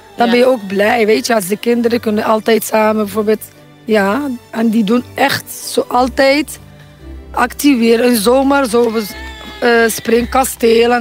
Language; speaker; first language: Dutch; non-native, learner; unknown